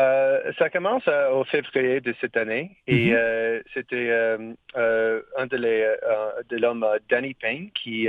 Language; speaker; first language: French; non-native, learner; English